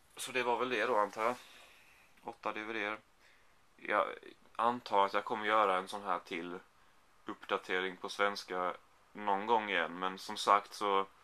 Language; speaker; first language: Swedish; native; Swedish